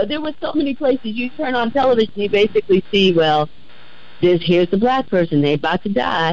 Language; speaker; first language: English; native; English